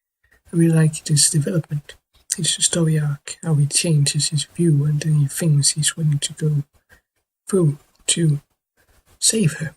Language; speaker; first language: English; non-native, fluent; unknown